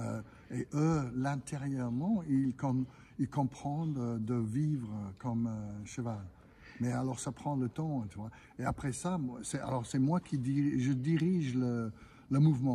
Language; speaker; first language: French; non-native, fluent; English